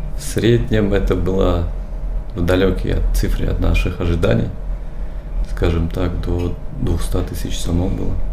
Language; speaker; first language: Russian; non-native, local second language; Tajik